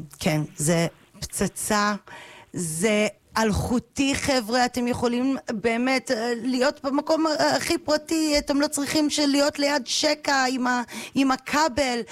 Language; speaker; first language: Hebrew; non-native, fluent; English